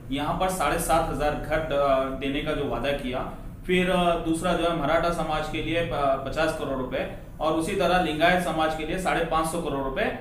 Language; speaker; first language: Hindi; non-native, local second language; Kannada